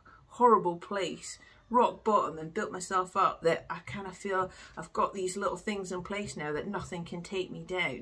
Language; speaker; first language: English; native; English